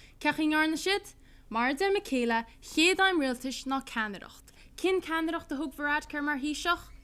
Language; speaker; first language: Irish; native; Irish